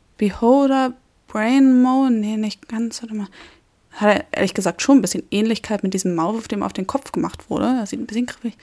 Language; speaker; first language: German; native; German